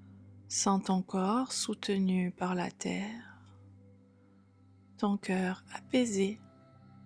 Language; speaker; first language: French; native; French